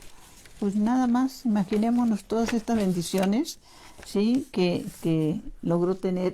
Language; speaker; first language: Spanish; native; Spanish